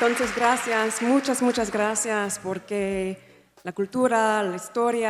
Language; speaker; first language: Spanish; non-native, learner; English